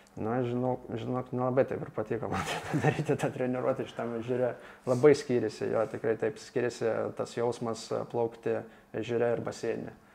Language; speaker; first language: Lithuanian; non-native, local second language; Russian